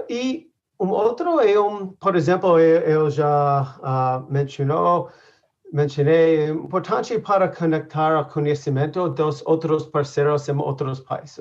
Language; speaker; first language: Portuguese; non-native, learner; English